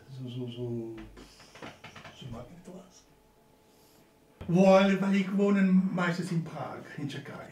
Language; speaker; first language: German; non-native, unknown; Italian